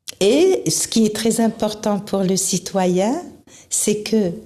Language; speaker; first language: French; non-native, local second language; Arabic